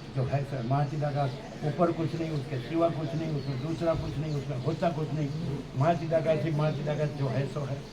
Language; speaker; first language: Hindi; non-native, local second language; Gujarati